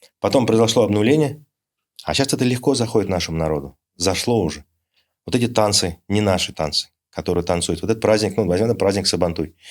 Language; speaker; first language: Russian; native; Russian